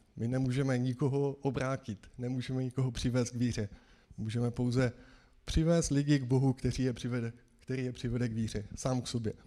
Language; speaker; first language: Czech; native; Czech